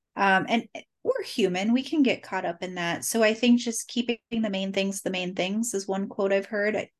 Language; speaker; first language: English; native; English